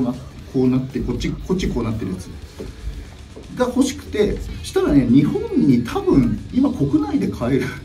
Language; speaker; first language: Japanese; native; Japanese